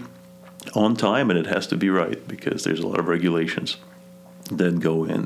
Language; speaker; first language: English; non-native, fluent; Kazakh